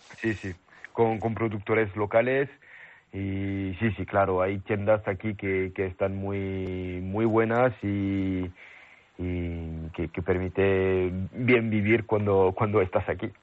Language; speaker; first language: Spanish; non-native, fluent; French